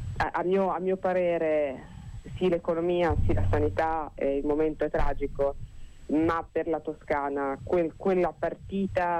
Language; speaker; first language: Italian; native; Italian